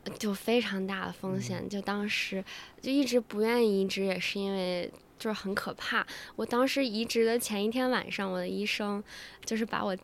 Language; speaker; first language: Chinese; native; Chinese